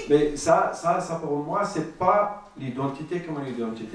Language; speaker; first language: French; non-native, learner; Arabic